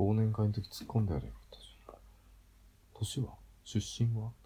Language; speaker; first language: Japanese; native; Japanese